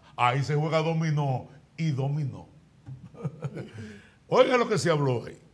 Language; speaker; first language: Spanish; native; Spanish